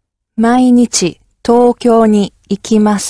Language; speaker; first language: Japanese; non-native, learner; English